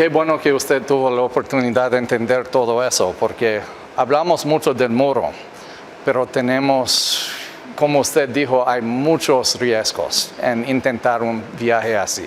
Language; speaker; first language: Spanish; non-native, fluent; English